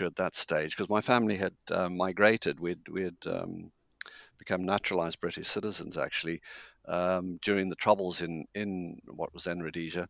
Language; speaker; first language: English; native; English